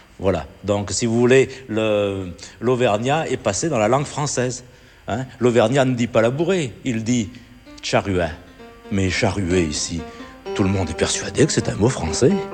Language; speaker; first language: French; native; French